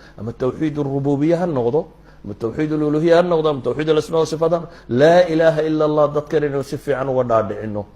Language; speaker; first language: Somali; native; Somali